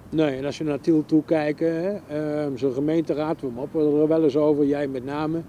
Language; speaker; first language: Dutch; native; Dutch